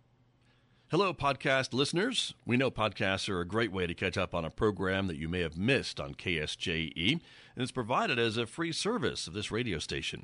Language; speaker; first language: English; native; English